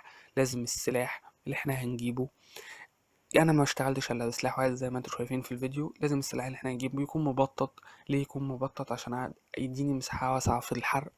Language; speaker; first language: Arabic; native; Arabic